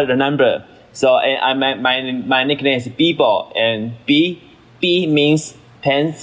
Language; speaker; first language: English; non-native, learner; Chinese